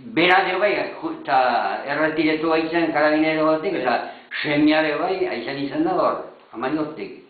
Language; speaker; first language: Basque; native; Basque